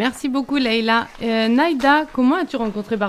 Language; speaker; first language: French; native; French